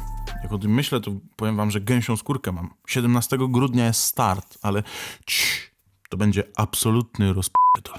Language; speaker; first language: Polish; native; Polish